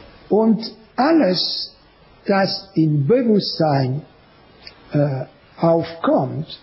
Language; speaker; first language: German; non-native, learner; French